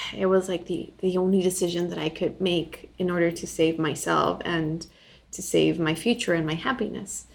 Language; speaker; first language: English; non-native, fluent; Spanish